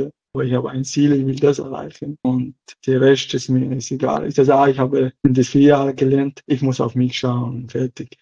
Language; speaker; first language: German; non-native, local second language; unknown